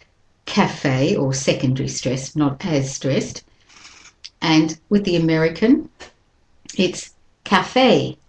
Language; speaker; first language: English; native; English